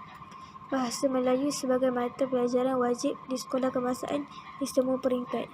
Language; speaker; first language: Malay; native; Malay